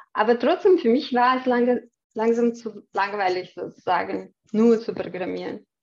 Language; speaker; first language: German; non-native, fluent; Chechen